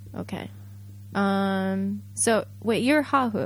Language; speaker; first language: English; early bilingual, other home language; Japanese